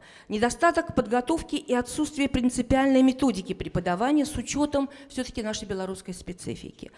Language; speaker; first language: Russian; native; Russian